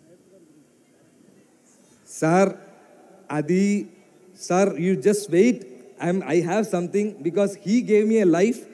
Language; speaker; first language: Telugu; non-native, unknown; Malayalam